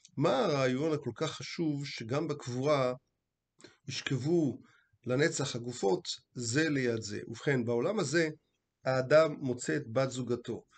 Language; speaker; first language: Hebrew; native; Hebrew